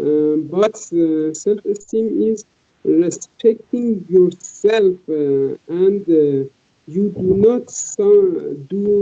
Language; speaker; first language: English; non-native, fluent; Persian